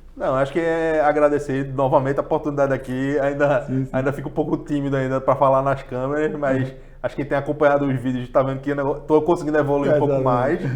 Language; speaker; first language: Portuguese; native; Portuguese